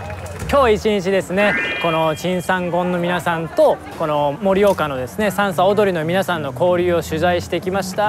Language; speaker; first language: Japanese; native; Japanese